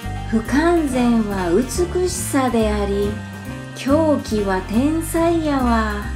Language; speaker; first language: Japanese; native; Japanese